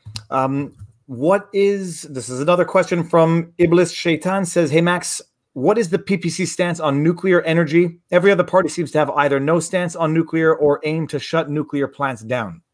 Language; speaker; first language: English; native; English